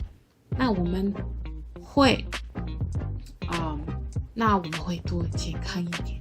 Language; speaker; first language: Chinese; non-native, learner; English